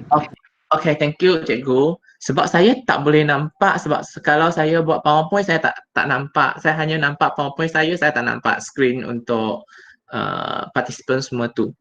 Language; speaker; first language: Malay; non-native, local second language; Chinese